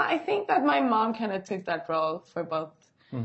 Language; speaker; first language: English; non-native, fluent; Swedish